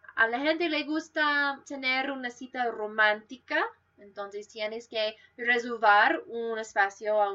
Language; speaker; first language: Spanish; non-native, fluent; English